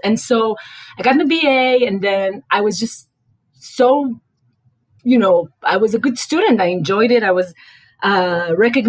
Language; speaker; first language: English; non-native, fluent; Hebrew